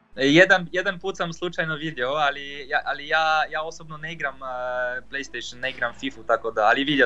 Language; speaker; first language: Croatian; non-native, fluent; Polish